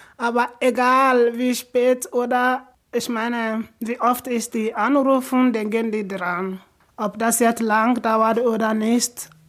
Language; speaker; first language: German; non-native, learner; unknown